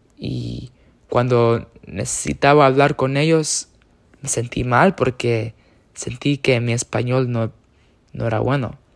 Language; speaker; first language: Spanish; early bilingual, heritage; Spanish